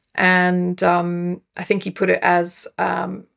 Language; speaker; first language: English; native; English